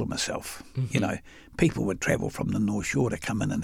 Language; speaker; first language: English; native; English